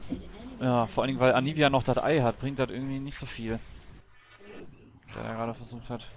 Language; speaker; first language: German; native; German